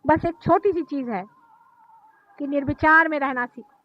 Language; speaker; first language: Hindi; non-native, local second language; Marathi